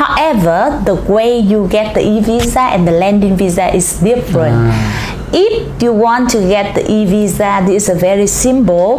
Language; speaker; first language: English; non-native, learner; Vietnamese